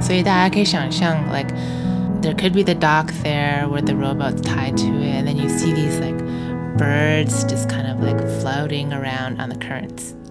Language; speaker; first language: English; early bilingual, other home language; Chinese